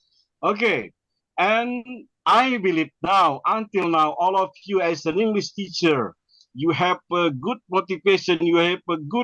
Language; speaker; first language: English; non-native, learner; Indonesian